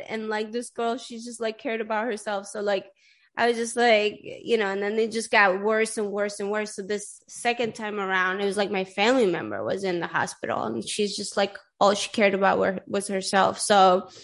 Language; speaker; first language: English; non-native, fluent; Swedish